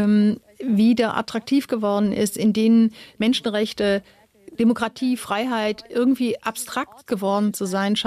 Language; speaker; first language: German; native; German